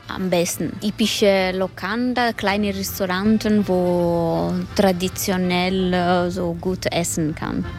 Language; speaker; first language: German; non-native, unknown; Sardinian